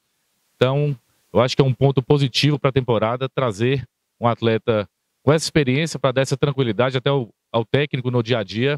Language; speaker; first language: Portuguese; native; Portuguese